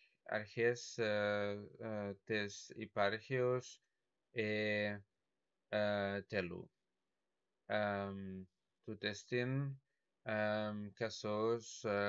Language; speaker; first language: Greek; non-native, learner; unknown